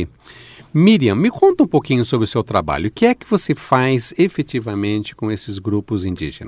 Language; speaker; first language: Portuguese; native; Portuguese